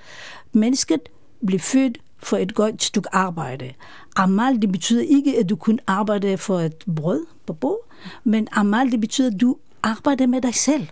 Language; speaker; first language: Danish; non-native, fluent; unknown